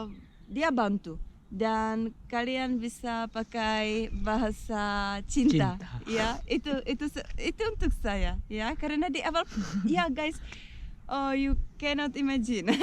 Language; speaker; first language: Indonesian; non-native, learner; Czech